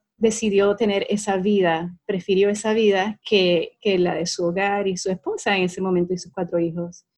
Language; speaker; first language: Spanish; native; Spanish